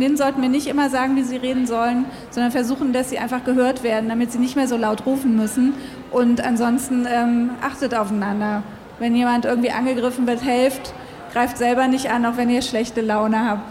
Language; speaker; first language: German; native; German